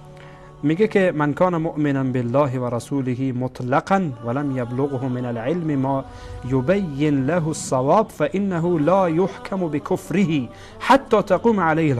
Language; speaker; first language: Persian; native; Persian